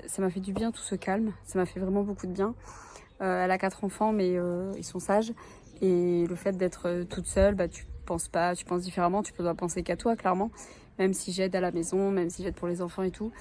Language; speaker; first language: French; native; French